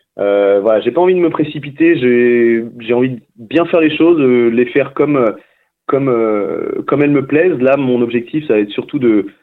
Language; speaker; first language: French; native; French